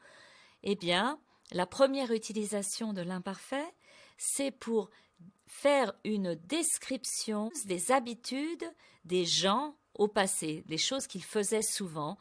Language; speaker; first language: French; native; French